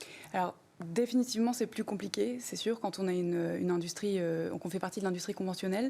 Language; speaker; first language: French; native; French